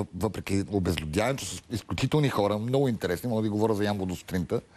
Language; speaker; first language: Bulgarian; native; Bulgarian